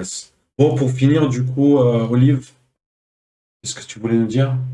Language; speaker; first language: French; native; French